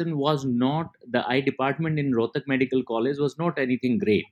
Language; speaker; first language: English; non-native, local second language; Haryanvi